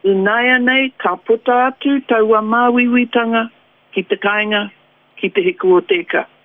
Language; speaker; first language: Māori; native; Māori